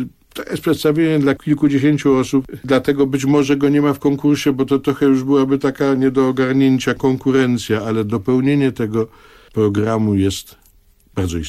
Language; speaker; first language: Polish; native; Polish